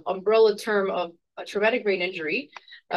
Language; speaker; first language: English; native; English